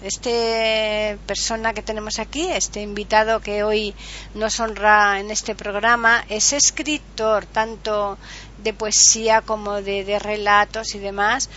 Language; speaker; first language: Spanish; native; Spanish